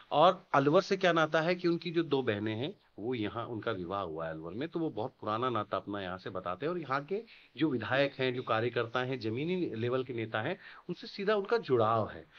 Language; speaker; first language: Hindi; native; Hindi